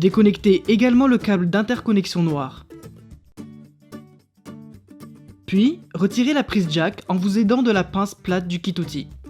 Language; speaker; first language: French; native; French